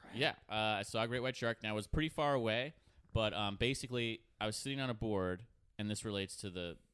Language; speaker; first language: English; native; English